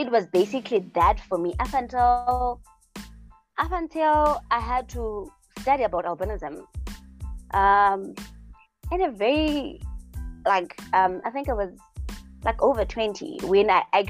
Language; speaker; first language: English; non-native, local second language; Xhosa